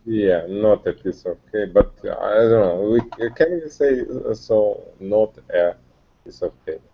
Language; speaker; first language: English; non-native, learner; Russian